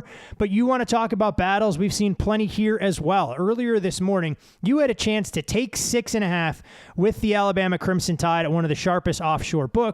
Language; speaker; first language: English; native; English